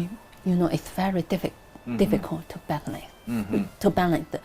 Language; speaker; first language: English; non-native, learner; Chinese